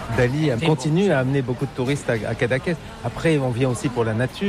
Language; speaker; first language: French; native; French